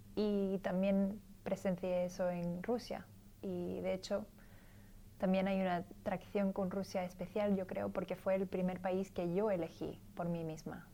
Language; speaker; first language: Spanish; early bilingual, other home language; English